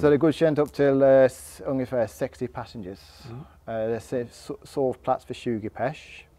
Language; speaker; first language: Swedish; non-native, learner; English